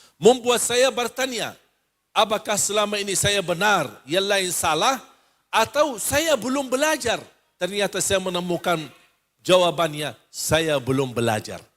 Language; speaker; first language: Malay; non-native, fluent; Arabic